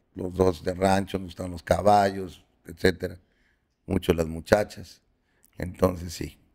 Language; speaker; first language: Spanish; native; Spanish